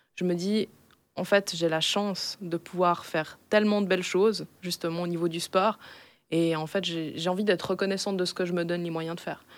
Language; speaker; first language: French; native; French